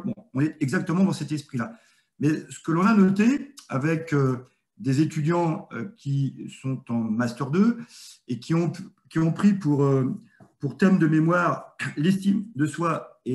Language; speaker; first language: French; native; French